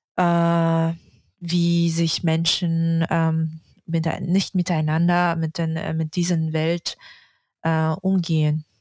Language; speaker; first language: German; non-native, fluent; Russian